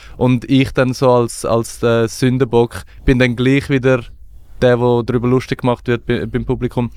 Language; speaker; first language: German; early bilingual, other home language; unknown